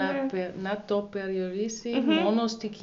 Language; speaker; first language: Greek; non-native, learner; German